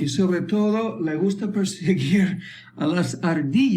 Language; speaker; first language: Spanish; early bilingual, heritage; English